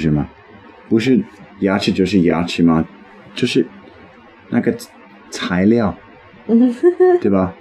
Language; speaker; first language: Chinese; non-native, learner; English